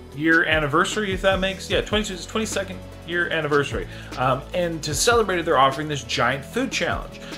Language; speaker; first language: English; native; English